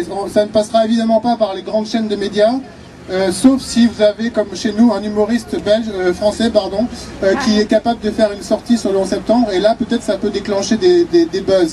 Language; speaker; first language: French; native; French